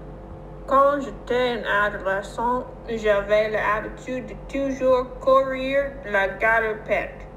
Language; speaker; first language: French; non-native, learner; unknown